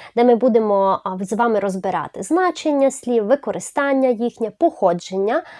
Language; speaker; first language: Ukrainian; non-native, local second language; Hungarian